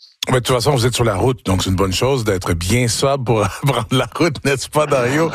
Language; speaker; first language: French; native; French